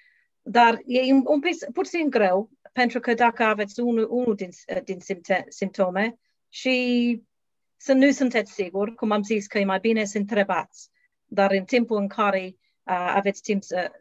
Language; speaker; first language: Romanian; non-native, learner; English